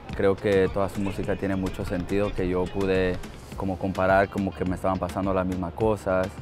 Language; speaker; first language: Spanish; early bilingual, heritage; Spanish